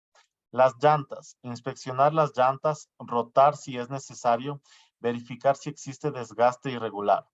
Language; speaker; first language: Spanish; native; Spanish